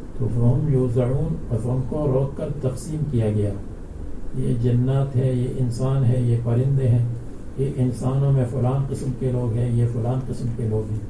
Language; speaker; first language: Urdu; non-native, local second language; Pashto